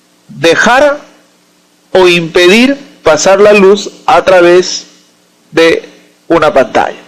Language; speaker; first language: Spanish; native; Spanish